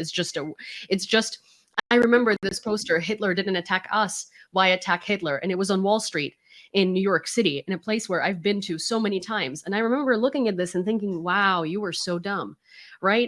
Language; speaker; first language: English; non-native, fluent; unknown